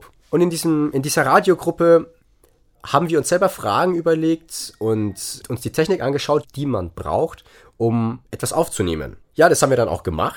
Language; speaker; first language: German; native; German